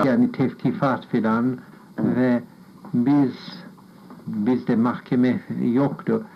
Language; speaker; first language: Turkish; non-native, fluent; English